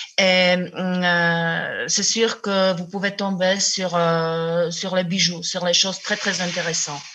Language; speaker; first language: French; non-native, fluent; Czech